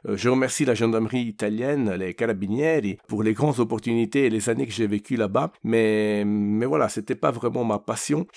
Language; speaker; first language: French; non-native, fluent; Italian